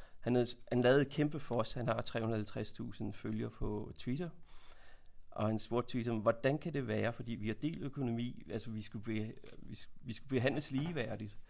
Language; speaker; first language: Danish; native; Danish